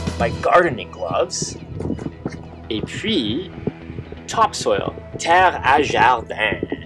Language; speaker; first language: French; non-native, fluent; English